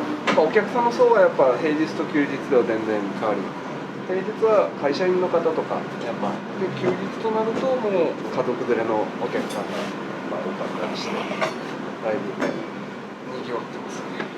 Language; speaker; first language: Japanese; native; Japanese